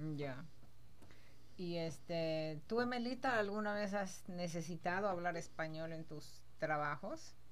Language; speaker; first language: Spanish; native; Spanish